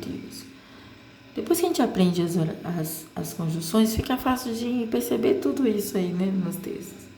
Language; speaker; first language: Portuguese; native; Portuguese